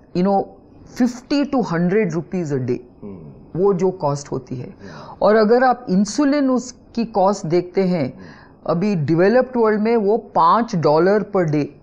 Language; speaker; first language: Hindi; non-native, local second language; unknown